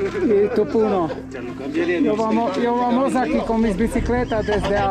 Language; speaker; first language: Spanish; non-native, learner; Slovak